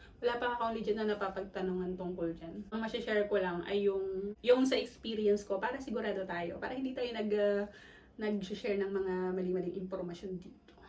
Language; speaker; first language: Filipino; non-native, local second language; Cebuano